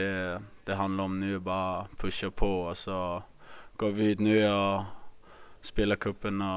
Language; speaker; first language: Swedish; non-native, fluent; Danish